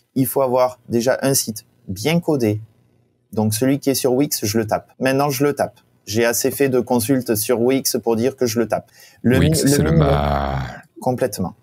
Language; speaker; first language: French; native; French